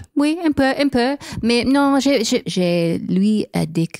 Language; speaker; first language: French; non-native, learner; English